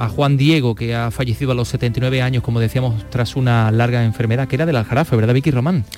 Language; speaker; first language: Spanish; native; Spanish